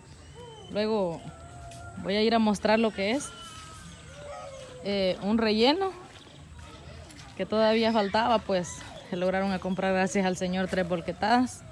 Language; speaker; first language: Spanish; native; Spanish